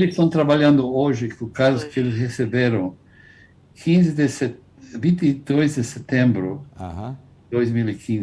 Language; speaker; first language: Portuguese; non-native, fluent; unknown